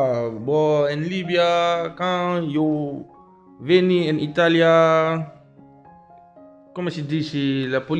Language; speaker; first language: Italian; non-native, learner; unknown